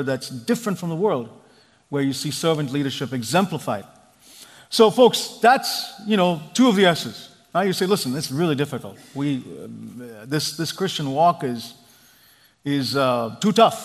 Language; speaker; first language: English; non-native, local second language; Malayalam